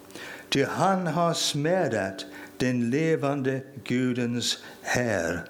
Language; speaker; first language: Swedish; non-native, fluent; English